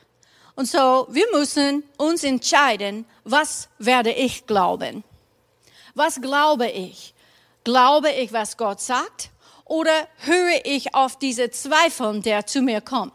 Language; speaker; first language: German; non-native, fluent; English